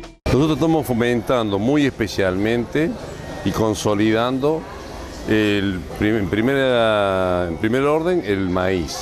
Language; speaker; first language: Spanish; native; Spanish